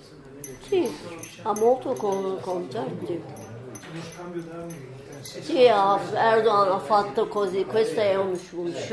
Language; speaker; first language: Italian; non-native, learner; Turkish